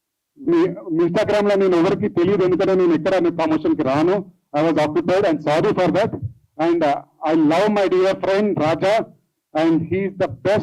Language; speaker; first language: Telugu; native; Telugu